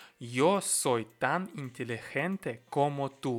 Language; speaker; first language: Spanish; non-native, learner; Russian